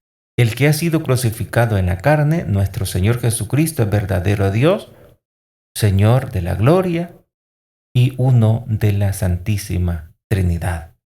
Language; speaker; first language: Spanish; native; Spanish